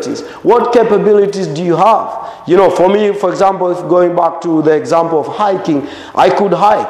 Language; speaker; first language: English; non-native, local second language; Swahili